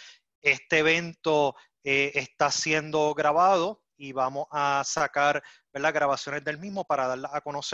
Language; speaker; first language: Spanish; native; Spanish